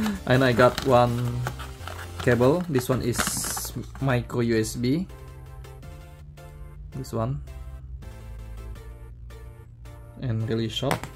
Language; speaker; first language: English; non-native, learner; Indonesian